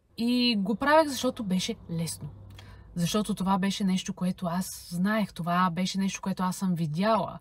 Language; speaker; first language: Bulgarian; native; Bulgarian